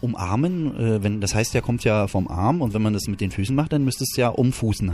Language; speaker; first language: German; native; German